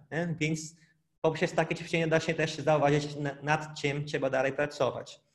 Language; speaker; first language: Polish; non-native, fluent; Portuguese